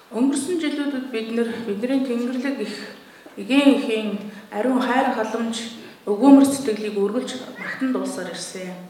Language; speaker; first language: Mongolian; native; Mongolian